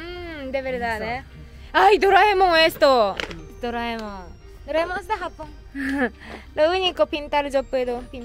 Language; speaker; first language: Spanish; non-native, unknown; Japanese